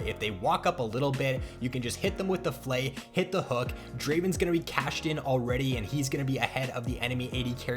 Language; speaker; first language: English; native; English